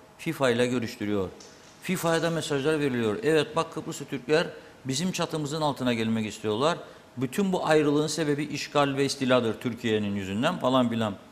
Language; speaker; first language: Turkish; native; Turkish